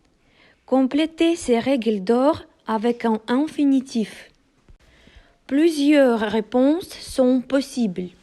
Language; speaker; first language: French; non-native, fluent; Ukrainian